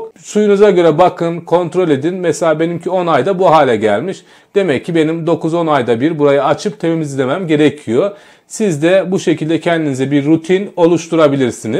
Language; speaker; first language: Turkish; native; Turkish